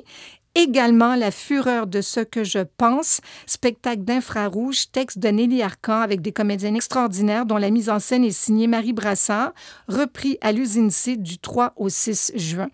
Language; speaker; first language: French; native; French